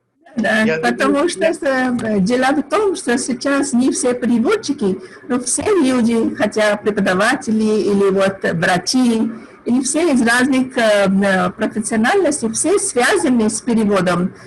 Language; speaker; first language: Russian; non-native, fluent; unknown